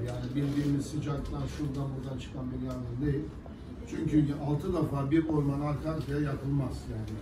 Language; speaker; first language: Turkish; native; Turkish